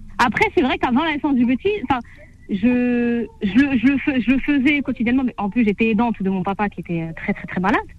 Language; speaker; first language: French; native; French